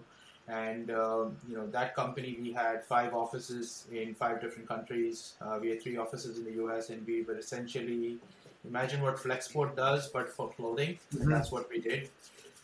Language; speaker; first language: English; non-native, local second language; Hindi